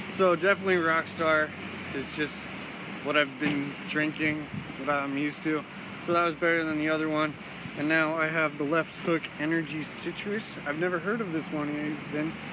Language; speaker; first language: English; native; English